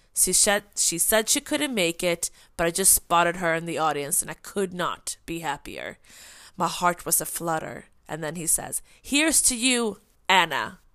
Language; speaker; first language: English; non-native, fluent; Swedish